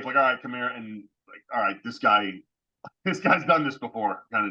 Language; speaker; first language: English; native; English